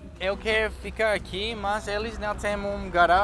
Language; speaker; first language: Portuguese; non-native, learner; English